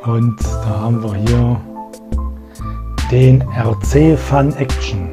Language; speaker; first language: German; native; German